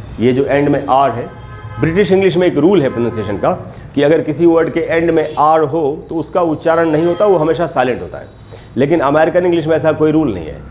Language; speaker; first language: Hindi; native; Hindi